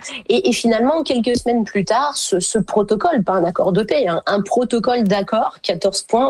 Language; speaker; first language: French; native; French